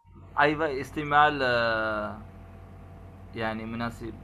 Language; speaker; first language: Arabic; non-native, learner; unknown